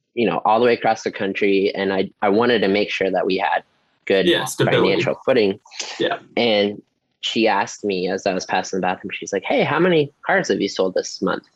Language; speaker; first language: English; native; English